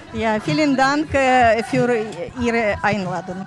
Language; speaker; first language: German; non-native, learner; Ukrainian